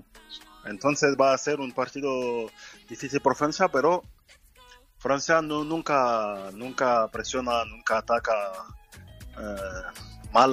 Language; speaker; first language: Spanish; non-native, fluent; French